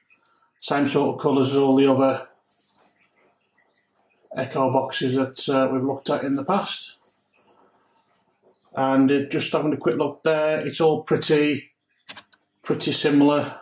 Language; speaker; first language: English; native; English